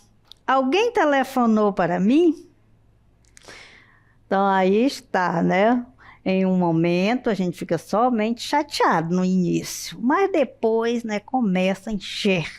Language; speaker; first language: Portuguese; native; Portuguese